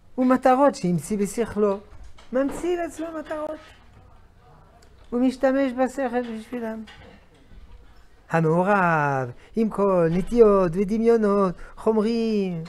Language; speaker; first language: Hebrew; non-native, fluent; French